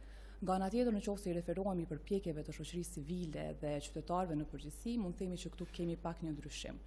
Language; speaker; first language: Albanian; native; Albanian